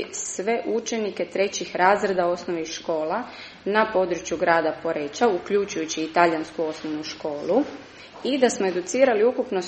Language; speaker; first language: Croatian; native; Croatian